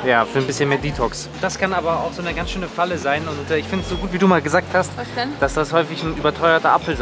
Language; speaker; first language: German; native; German